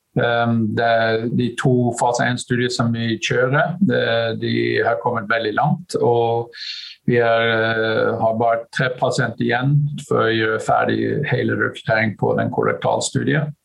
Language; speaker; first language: Norwegian; non-native, fluent; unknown